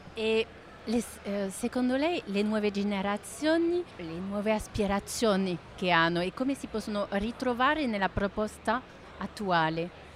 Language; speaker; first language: Italian; non-native, fluent; French